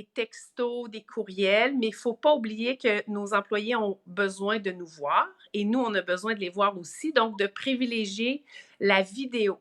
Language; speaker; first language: French; native; French